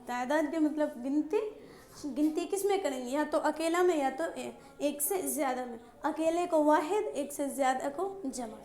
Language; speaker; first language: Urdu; native; Urdu